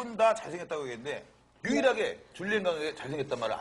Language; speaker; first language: Korean; native; Korean